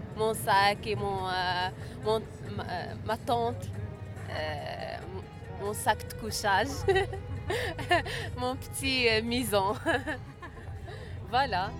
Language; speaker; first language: French; non-native, learner; Arabic